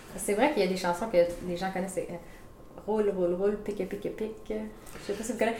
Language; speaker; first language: French; native; French